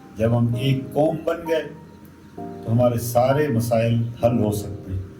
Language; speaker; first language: Urdu; non-native, local second language; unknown